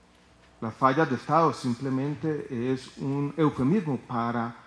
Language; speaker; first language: Spanish; native; Spanish